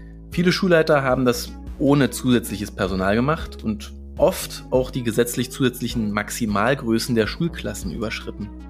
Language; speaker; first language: German; native; German